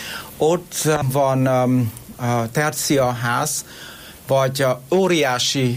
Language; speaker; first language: Hungarian; non-native, learner; Vietnamese